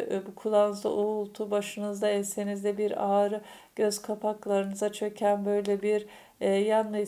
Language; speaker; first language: Turkish; native; Turkish